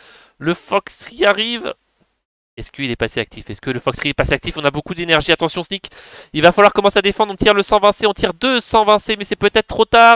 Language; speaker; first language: French; native; French